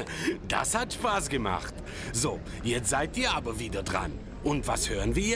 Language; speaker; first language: German; native; German